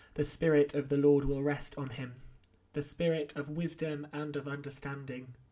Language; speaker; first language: English; native; English